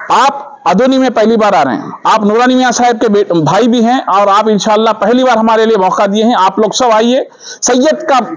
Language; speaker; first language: Urdu; native; Urdu